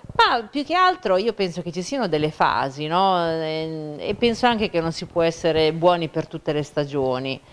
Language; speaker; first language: Italian; native; Italian